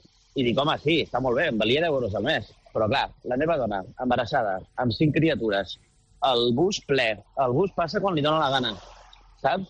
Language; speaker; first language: Catalan; native; Catalan